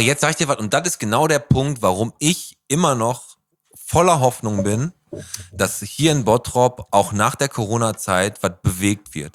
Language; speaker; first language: German; native; German